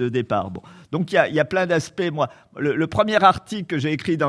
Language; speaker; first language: French; native; French